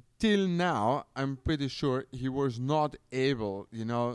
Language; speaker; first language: English; non-native, fluent; German